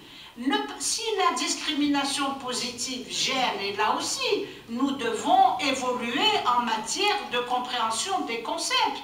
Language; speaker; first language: French; non-native, local second language; Kabyle